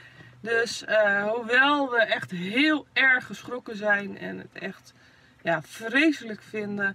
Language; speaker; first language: Dutch; native; Dutch